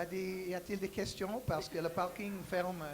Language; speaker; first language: French; non-native, learner; English